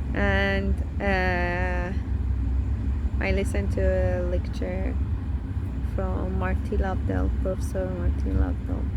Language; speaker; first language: English; non-native, learner; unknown